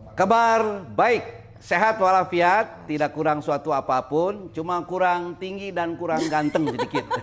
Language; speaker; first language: Indonesian; non-native, local second language; Sundanese